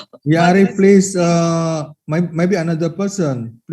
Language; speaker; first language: English; non-native, learner; Indonesian